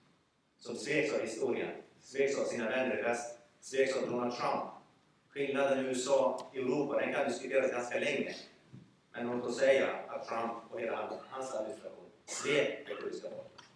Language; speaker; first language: Swedish; early bilingual, other home language; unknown